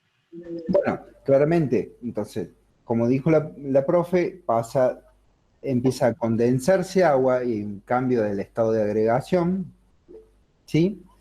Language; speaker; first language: Spanish; native; Spanish